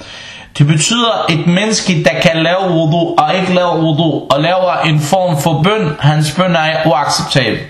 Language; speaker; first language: Danish; early bilingual, other home language; Arabic